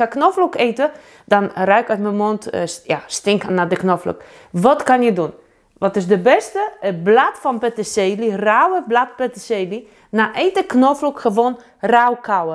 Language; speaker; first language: Dutch; non-native, fluent; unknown